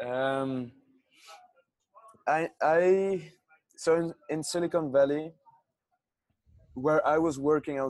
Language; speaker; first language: English; non-native, fluent; Dutch